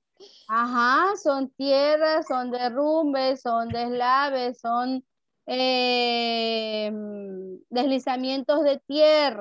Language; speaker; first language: Spanish; native; Spanish